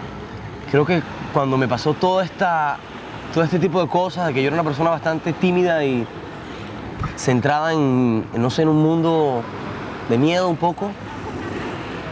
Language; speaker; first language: Spanish; native; Spanish